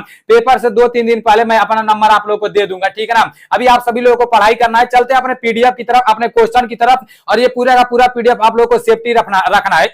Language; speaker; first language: Hindi; native; Hindi